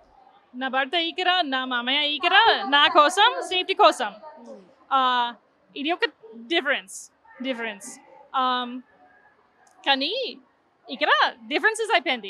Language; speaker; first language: Telugu; non-native, learner; English